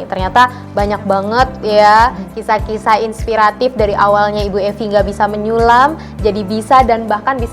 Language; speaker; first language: Indonesian; native; Indonesian